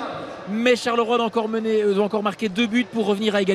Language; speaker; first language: French; native; French